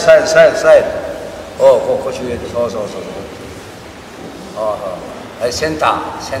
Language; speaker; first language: English; non-native, learner; Japanese